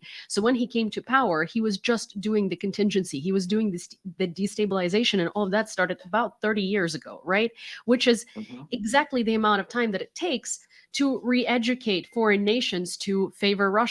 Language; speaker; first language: English; non-native, fluent; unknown